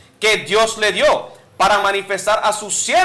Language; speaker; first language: Spanish; native; Spanish